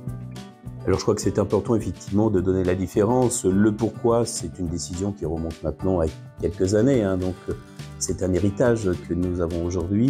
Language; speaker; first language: French; native; French